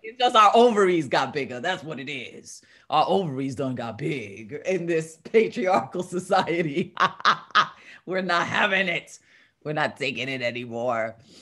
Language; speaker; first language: English; early bilingual, other home language; Spanish